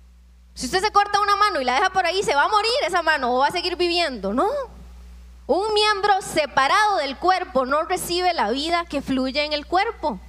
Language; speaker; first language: Spanish; native; Spanish